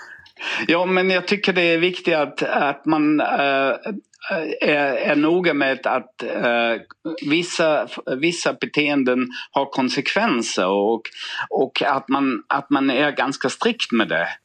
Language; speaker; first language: Swedish; non-native, fluent; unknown